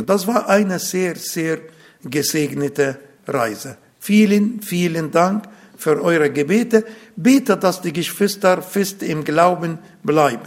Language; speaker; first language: German; non-native, learner; Arabic